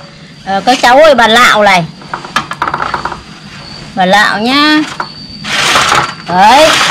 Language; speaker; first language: Vietnamese; native; Vietnamese